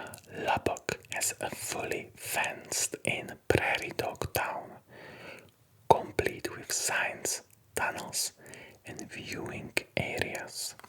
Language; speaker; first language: English; non-native, fluent; Polish